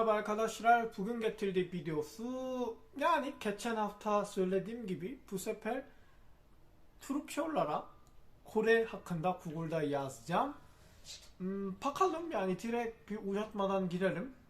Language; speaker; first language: Turkish; non-native, fluent; Korean